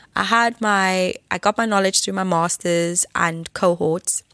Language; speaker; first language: English; native; English